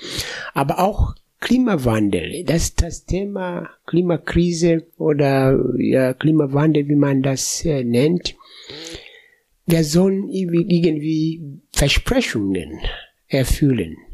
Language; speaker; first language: German; non-native, fluent; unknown